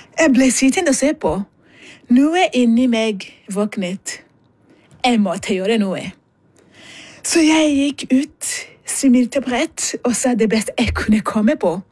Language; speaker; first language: Norwegian; non-native, fluent; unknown